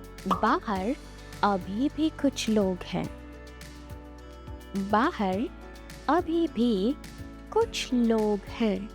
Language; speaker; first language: Hindi; non-native, fluent; Sinhala